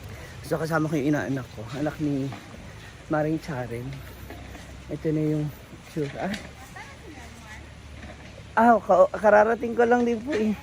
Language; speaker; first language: Filipino; non-native, local second language; Cebuano